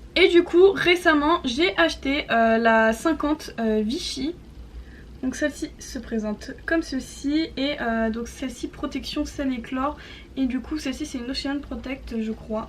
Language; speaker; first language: French; native; French